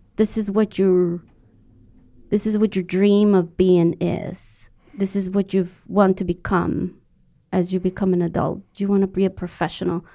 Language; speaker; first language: English; non-native, fluent; Spanish